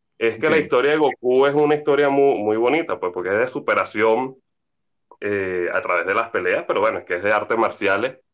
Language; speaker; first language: Spanish; native; Spanish